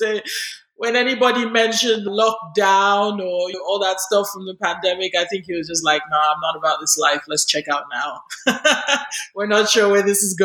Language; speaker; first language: English; non-native, local second language; Yoruba